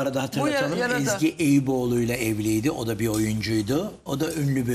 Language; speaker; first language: Turkish; native; Turkish